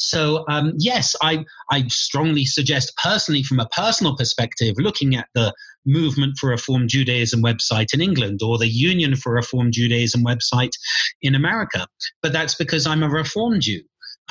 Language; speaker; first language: English; native; English